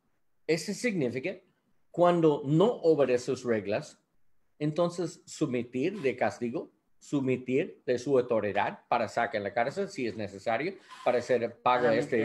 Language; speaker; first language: Spanish; non-native, learner; English